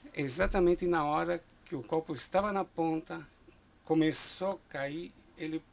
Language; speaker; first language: Portuguese; non-native, fluent; Italian